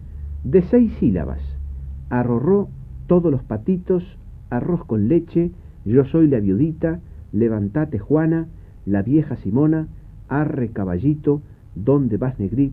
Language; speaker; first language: Spanish; native; Spanish